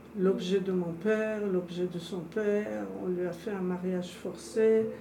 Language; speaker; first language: French; non-native, fluent; Persian